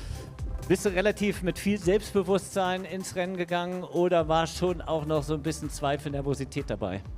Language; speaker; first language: German; native; German